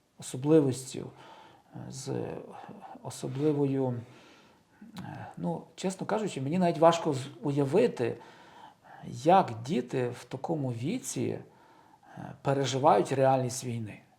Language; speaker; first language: Ukrainian; native; Ukrainian